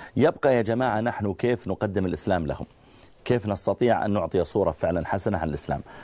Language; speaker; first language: Arabic; native; Arabic